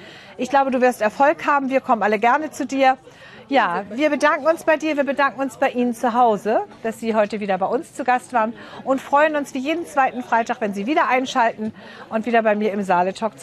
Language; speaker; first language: German; native; German